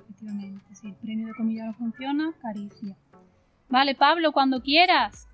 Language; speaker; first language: Spanish; native; Spanish